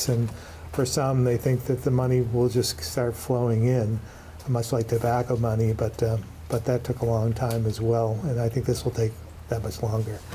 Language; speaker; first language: English; native; English